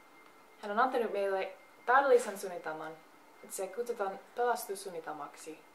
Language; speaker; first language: Finnish; non-native, fluent; English